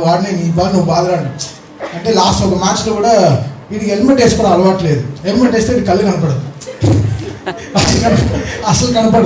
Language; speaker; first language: Telugu; native; Telugu